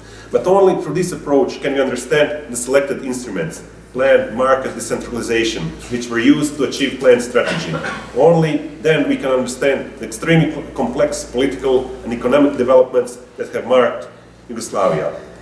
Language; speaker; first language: English; non-native, fluent; Croatian